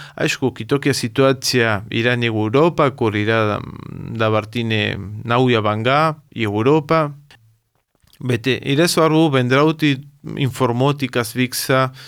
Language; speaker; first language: Lithuanian; early bilingual, heritage; Lithuanian